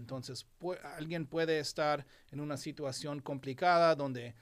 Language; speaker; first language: Spanish; non-native, fluent; English